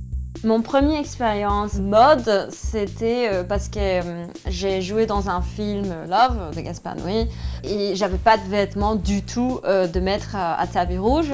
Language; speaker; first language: French; non-native, fluent; Danish